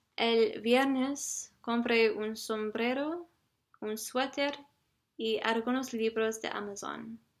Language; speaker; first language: Spanish; non-native, learner; English